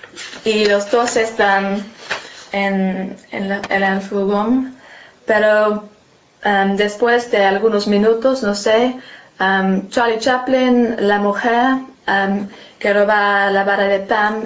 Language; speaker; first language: Spanish; non-native, learner; English